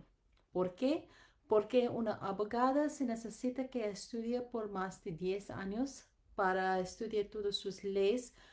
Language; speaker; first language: Spanish; non-native, learner; English